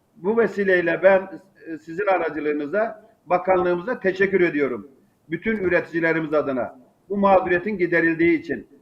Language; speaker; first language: Turkish; native; Turkish